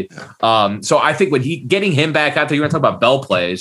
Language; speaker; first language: English; native; English